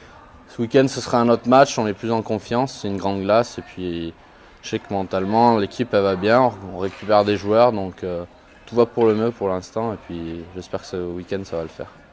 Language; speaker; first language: French; native; French